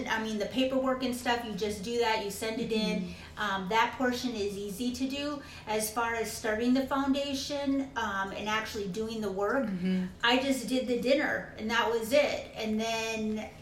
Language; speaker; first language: English; native; English